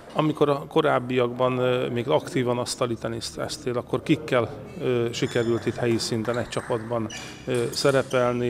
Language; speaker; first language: Hungarian; native; Hungarian